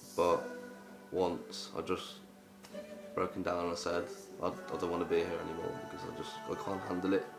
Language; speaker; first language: English; early bilingual, other home language; Polish